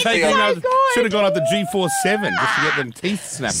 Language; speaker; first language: English; native; English